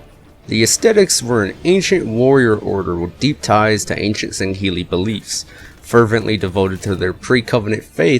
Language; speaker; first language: English; native; English